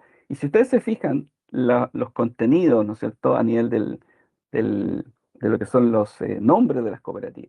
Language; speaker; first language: Spanish; native; Spanish